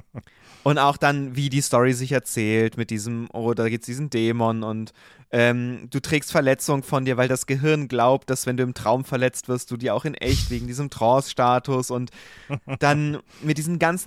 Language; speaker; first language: German; native; German